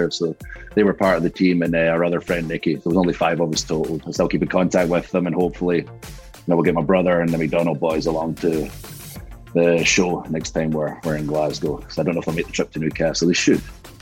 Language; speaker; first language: English; native; English